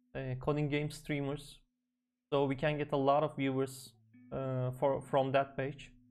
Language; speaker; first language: English; non-native, fluent; Turkish